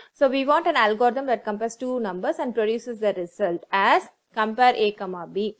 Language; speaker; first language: English; non-native, local second language; Tamil